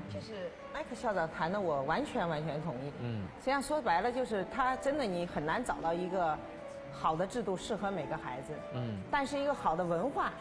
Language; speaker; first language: Chinese; native; Chinese